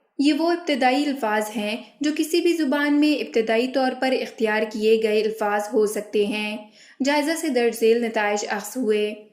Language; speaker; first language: Urdu; non-native, local second language; Gujari